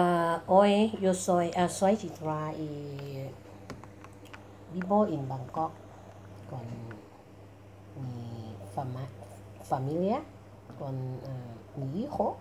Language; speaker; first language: Spanish; non-native, learner; Thai